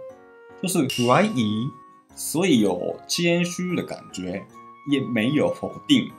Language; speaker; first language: Chinese; non-native, fluent; Japanese